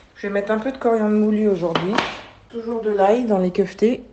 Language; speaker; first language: French; native; French